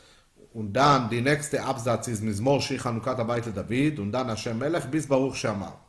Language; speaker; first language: German; non-native, fluent; Yiddish